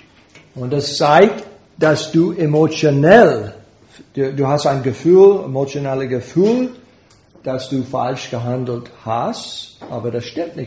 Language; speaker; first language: German; non-native, fluent; English